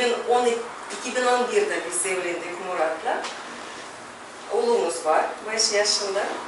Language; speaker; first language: Turkish; non-native, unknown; Russian